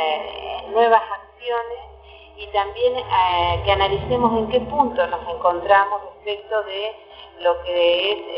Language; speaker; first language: Spanish; native; Spanish